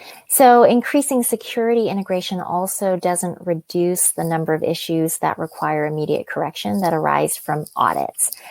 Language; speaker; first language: English; native; English